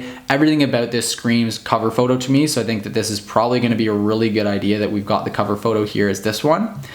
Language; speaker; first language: English; native; English